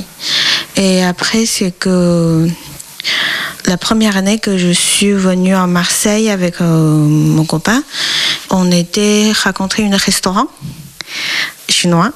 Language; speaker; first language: French; non-native, learner; Chinese